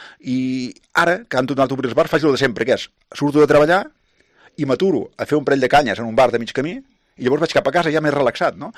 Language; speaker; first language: Catalan; native; Catalan